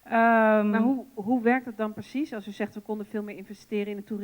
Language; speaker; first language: Dutch; native; Dutch